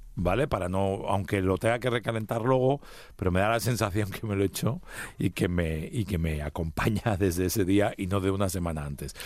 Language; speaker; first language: Spanish; early bilingual, heritage; Spanish